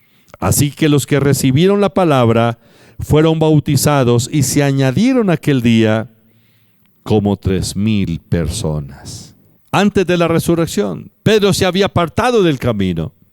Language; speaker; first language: Spanish; native; Spanish